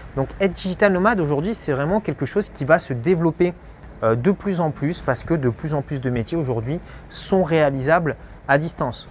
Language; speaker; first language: French; native; French